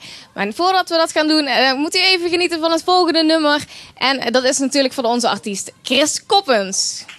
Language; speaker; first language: Dutch; native; Dutch